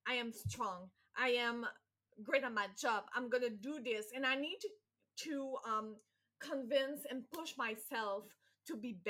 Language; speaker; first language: English; non-native, fluent; French